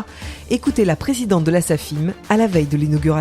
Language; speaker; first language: French; native; French